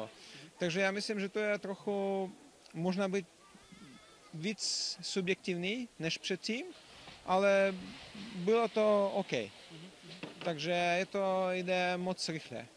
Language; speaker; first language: Czech; non-native, learner; Russian